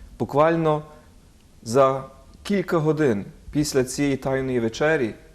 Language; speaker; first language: Ukrainian; native; Ukrainian